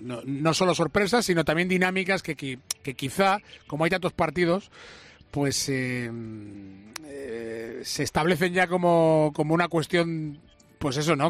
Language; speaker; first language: Spanish; native; Spanish